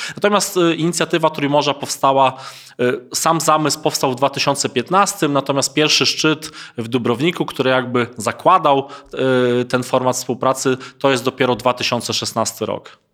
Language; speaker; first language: Polish; native; Polish